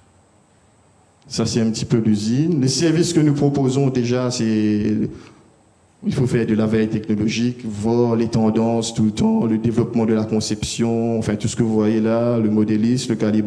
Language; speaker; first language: French; native; French